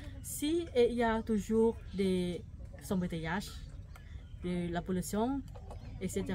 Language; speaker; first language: French; non-native, fluent; Thai